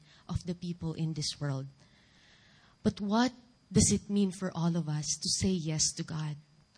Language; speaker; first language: English; non-native, local second language; Filipino